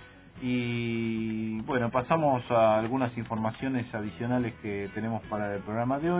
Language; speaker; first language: Spanish; native; Spanish